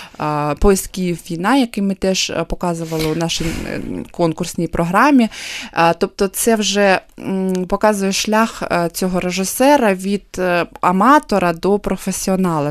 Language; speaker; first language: Ukrainian; non-native, local second language; Russian